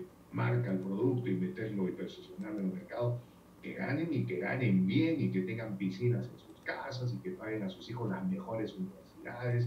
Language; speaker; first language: Spanish; native; Spanish